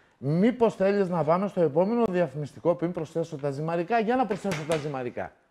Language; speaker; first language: Greek; native; Greek